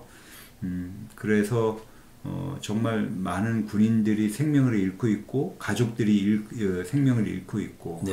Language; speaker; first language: Korean; native; Korean